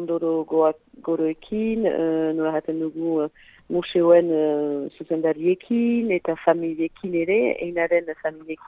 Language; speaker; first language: Basque; non-native, local second language; French